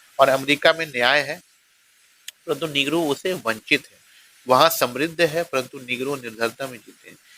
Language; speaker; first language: Hindi; native; Hindi